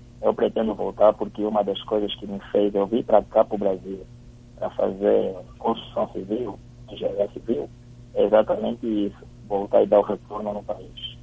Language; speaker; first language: Portuguese; native; Portuguese